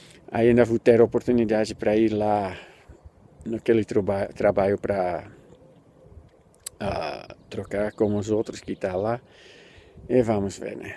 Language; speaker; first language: Portuguese; non-native, fluent; Dutch